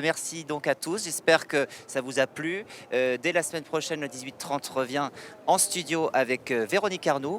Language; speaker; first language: French; native; French